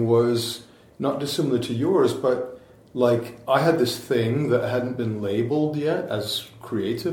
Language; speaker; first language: English; native; English